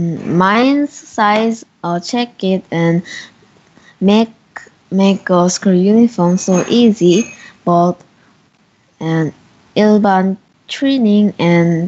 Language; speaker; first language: English; non-native, learner; Korean